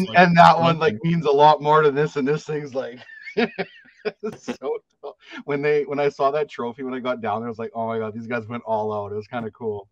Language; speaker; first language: English; native; English